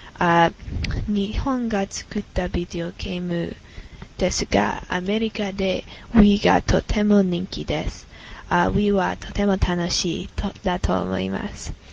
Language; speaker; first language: Japanese; non-native, learner; English